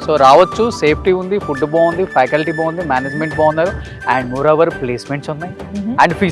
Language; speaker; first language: Telugu; native; Telugu